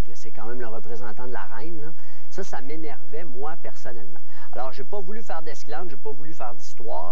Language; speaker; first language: French; native; French